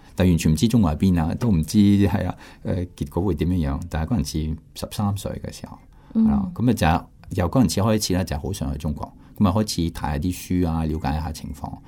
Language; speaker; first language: Cantonese; non-native, fluent; French